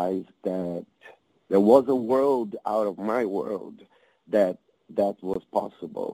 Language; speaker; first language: English; non-native, fluent; Portuguese